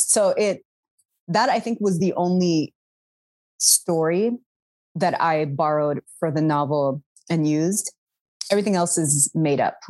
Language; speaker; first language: English; early bilingual, other home language; Arabic